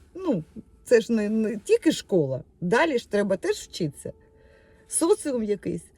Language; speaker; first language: Ukrainian; non-native, local second language; Russian